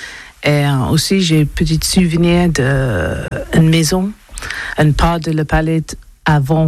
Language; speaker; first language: French; non-native, learner; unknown